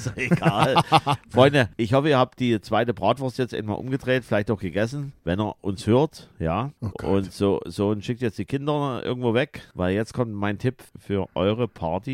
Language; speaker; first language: German; native; German